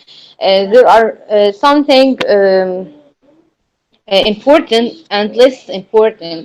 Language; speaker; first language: English; non-native, learner; Arabic